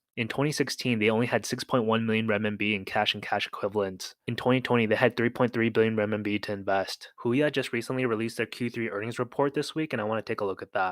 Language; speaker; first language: English; native; English